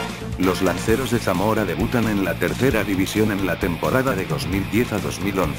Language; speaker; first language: Spanish; native; Spanish